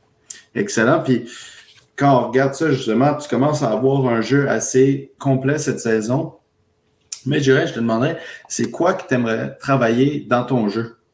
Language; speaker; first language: French; native; French